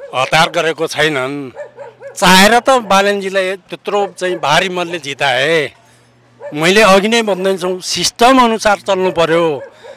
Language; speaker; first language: Nepali; native; Nepali